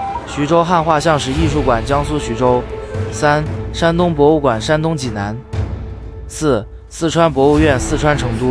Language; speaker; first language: Chinese; native; Chinese